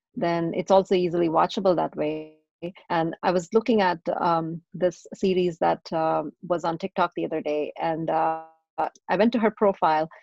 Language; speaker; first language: English; non-native, local second language; Tamil